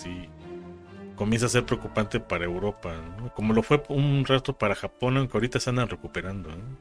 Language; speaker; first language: Spanish; native; Spanish